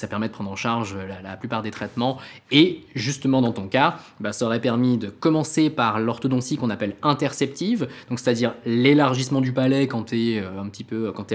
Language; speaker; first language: French; native; French